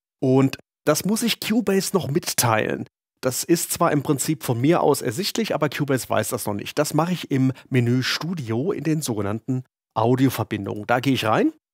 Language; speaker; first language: German; native; German